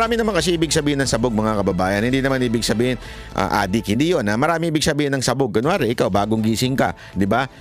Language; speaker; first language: Filipino; native; Filipino